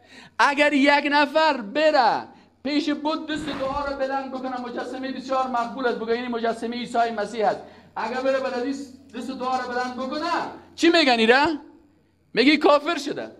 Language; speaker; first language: Persian; native; Persian